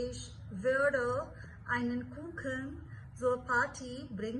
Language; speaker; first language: German; non-native, fluent; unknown